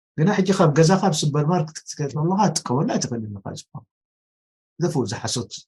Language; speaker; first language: Tigrinya; non-native, local second language; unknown